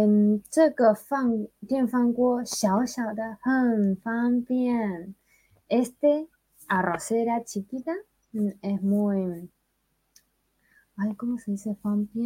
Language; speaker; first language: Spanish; non-native, fluent; Chinese